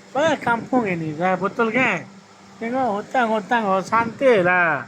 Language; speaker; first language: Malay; non-native, learner; Bangla